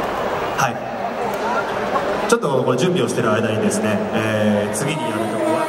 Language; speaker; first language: Japanese; native; Japanese